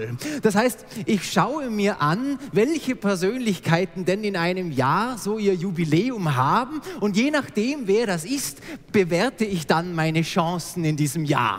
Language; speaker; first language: German; native; German